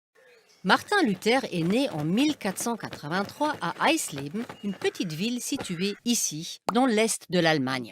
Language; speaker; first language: French; native; French